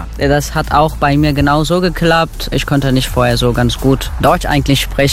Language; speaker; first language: German; non-native, learner; Turkish